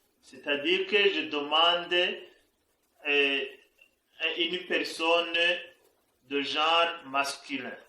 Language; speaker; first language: French; non-native, fluent; Kinyarwanda